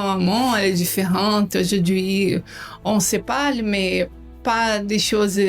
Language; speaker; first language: French; non-native, learner; Portuguese